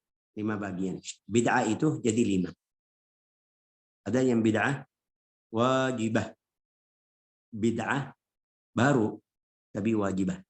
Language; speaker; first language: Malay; non-native, fluent; Arabic